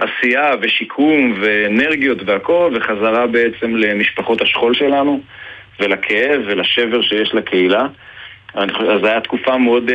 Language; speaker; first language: Hebrew; native; Hebrew